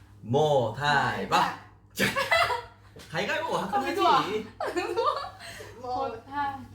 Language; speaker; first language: Korean; native; Korean